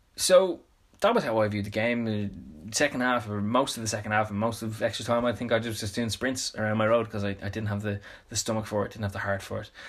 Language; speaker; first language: English; native; English